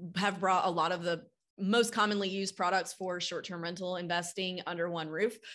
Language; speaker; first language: English; native; English